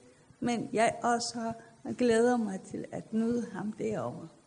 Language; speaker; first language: Danish; non-native, fluent; Persian